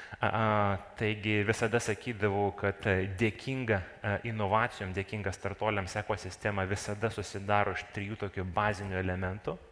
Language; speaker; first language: Lithuanian; non-native, local second language; Russian